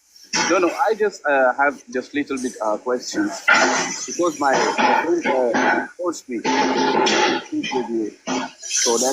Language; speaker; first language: English; non-native, learner; Amharic